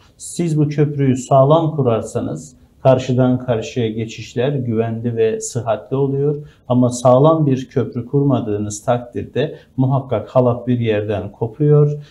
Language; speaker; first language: Turkish; native; Turkish